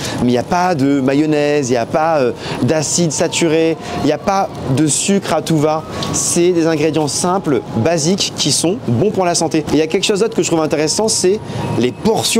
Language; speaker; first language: French; native; French